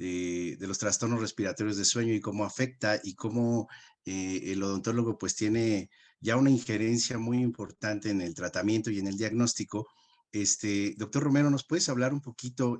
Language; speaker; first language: Spanish; native; Spanish